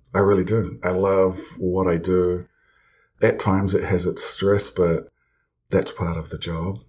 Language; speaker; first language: English; native; English